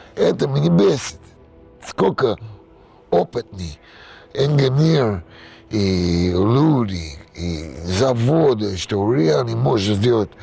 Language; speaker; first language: Russian; non-native, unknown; English